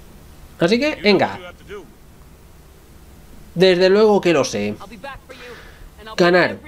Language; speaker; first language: Spanish; native; Spanish